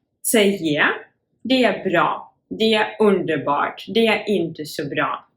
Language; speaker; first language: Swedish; non-native, fluent; Ukrainian